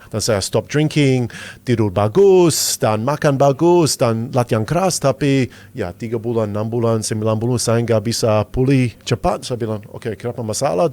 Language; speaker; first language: Indonesian; non-native, fluent; English